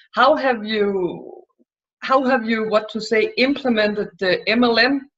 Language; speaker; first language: English; non-native, fluent; Danish